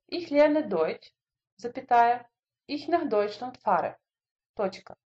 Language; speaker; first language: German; non-native, fluent; Russian